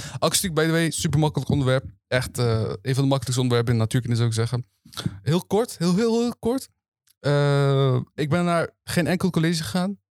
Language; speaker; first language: Dutch; early bilingual, other home language; Turkish